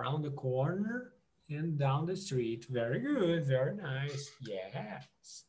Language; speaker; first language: English; non-native, fluent; Portuguese